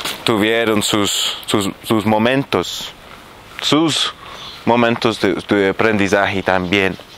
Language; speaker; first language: Spanish; non-native, fluent; Arabic